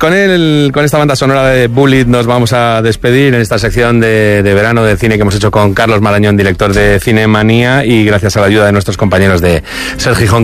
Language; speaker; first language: Spanish; native; Spanish